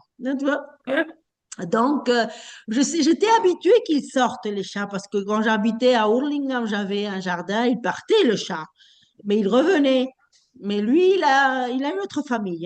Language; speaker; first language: French; non-native, fluent; Spanish